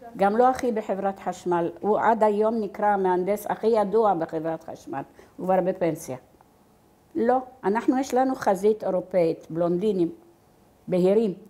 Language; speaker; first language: Hebrew; non-native, fluent; Arabic